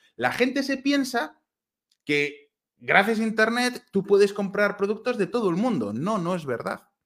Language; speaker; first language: Spanish; native; Spanish